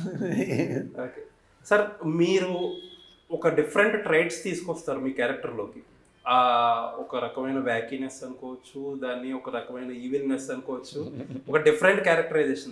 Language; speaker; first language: Telugu; native; Telugu